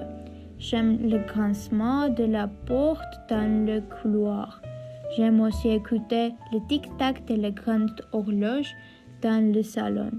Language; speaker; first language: French; non-native, learner; Armenian